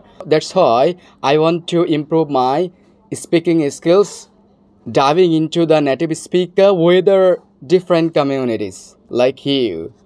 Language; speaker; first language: English; non-native, learner; Bangla